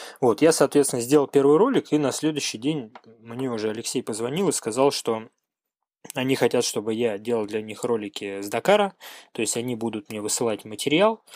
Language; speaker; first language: Russian; native; Russian